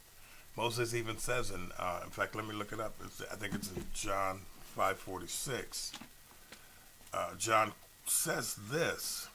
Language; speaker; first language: English; native; English